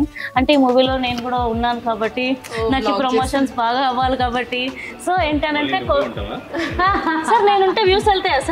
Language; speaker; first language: Telugu; native; Telugu